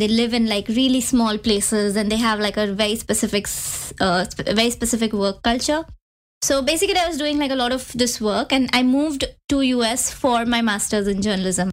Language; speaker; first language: English; non-native, local second language; Hindi